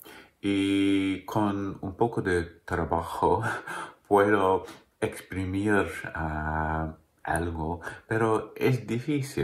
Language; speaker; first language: Spanish; non-native, learner; English